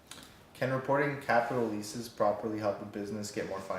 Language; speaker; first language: English; native; English